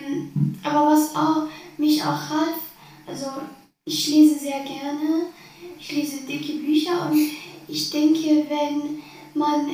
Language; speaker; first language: German; early bilingual, other home language; Arabic